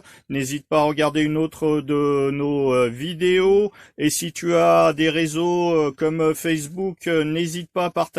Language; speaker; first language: French; native; French